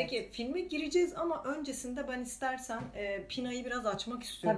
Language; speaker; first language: Turkish; non-native, fluent; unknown